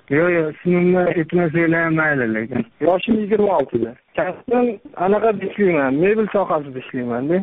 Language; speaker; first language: Uzbek; native; Uzbek